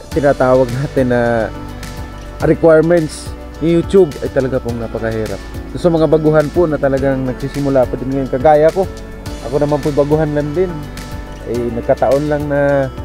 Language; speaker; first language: Filipino; native; Filipino